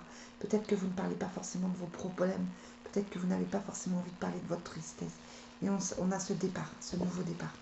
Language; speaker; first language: French; native; French